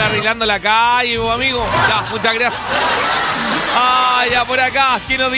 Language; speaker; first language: Spanish; native; Spanish